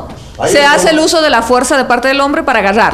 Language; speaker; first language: Spanish; native; Spanish